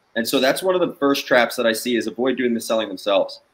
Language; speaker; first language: English; native; English